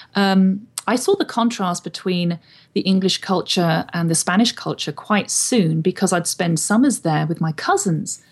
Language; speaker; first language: English; native; English